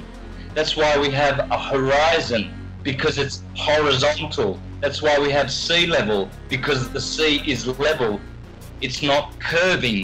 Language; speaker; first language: English; native; English